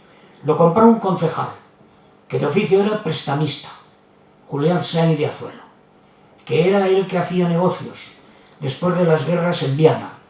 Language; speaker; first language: Spanish; native; Spanish